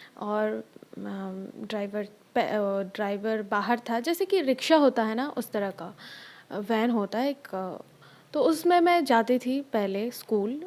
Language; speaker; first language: Hindi; non-native, local second language; Bangla